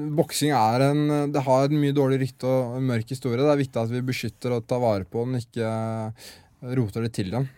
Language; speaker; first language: Norwegian; native; Norwegian